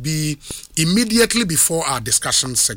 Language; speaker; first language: English; non-native, local second language; Akan